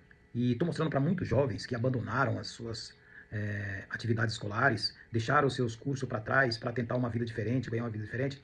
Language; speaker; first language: Portuguese; native; Portuguese